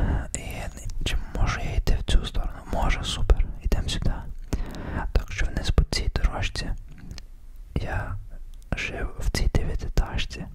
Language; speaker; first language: Ukrainian; early bilingual, heritage; Ukrainian